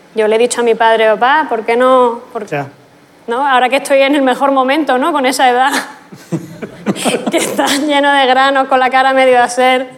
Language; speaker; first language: Spanish; native; Spanish